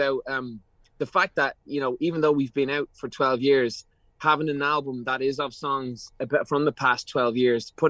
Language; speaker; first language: English; native; English